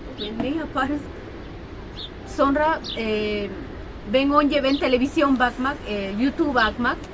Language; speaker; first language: Turkish; non-native, learner; Spanish